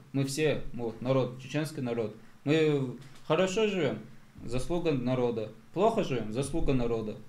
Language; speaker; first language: Russian; non-native, local second language; Chechen